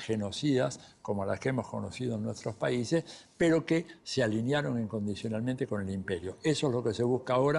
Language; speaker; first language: Spanish; native; Spanish